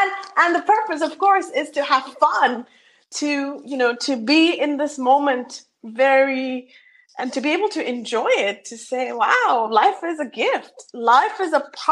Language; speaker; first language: English; non-native, local second language; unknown